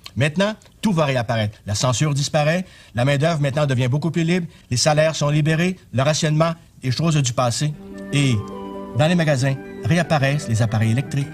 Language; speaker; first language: French; native; French